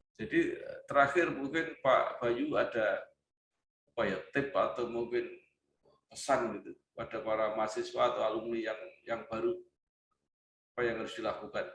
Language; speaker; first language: Indonesian; native; Indonesian